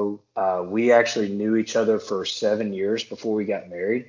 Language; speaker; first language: English; native; English